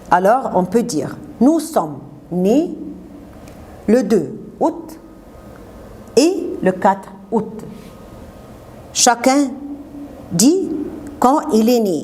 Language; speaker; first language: French; non-native, fluent; Arabic